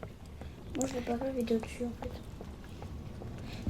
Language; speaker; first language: French; native; French